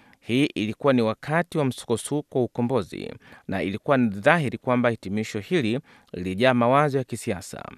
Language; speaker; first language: Swahili; native; Swahili